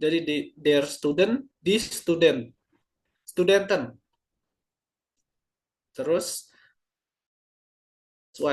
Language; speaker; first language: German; non-native, learner; Indonesian